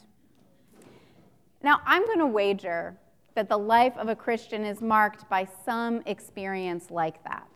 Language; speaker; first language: English; native; English